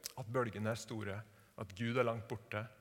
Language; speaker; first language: Norwegian; native; Norwegian